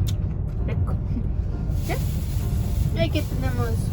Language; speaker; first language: Spanish; non-native, local second language; Russian